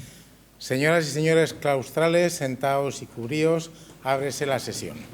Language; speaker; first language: Spanish; native; Spanish